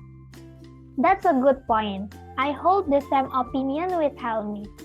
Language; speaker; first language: English; non-native, learner; Indonesian